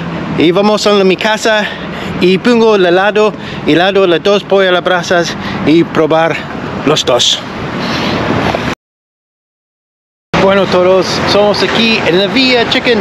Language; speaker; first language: Spanish; non-native, learner; English